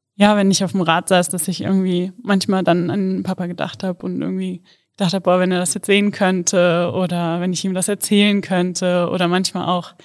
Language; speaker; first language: German; native; German